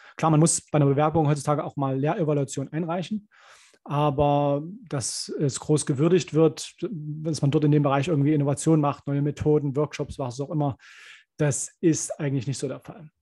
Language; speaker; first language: German; native; German